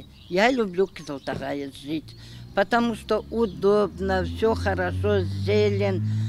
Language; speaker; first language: Russian; non-native, local second language; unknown